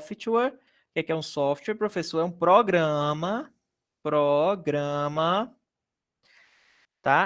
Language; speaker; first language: Portuguese; native; Portuguese